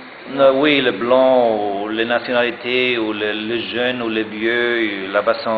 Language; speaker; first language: French; non-native, learner; German